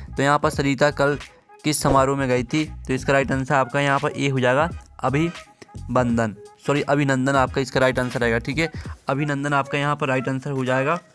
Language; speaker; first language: Hindi; native; Hindi